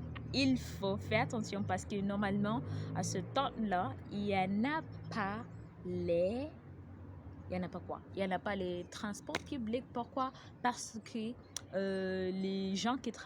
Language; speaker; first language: French; non-native, learner; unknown